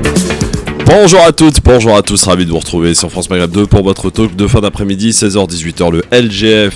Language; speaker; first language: French; native; French